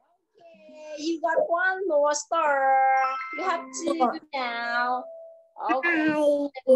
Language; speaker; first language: English; non-native, learner; Vietnamese